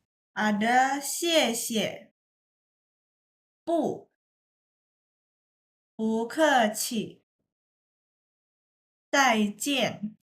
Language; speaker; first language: Chinese; non-native, fluent; Indonesian